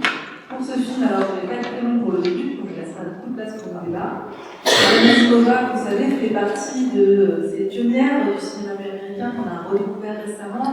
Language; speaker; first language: French; native; French